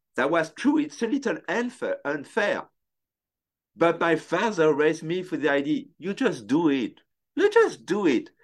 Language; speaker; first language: English; non-native, fluent; French